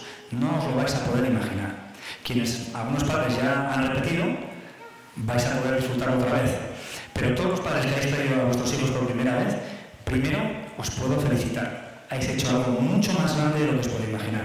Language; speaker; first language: Spanish; native; Spanish